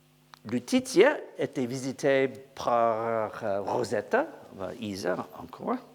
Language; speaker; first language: French; non-native, learner; English